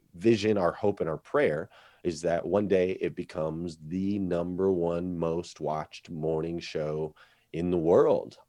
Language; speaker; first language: English; native; English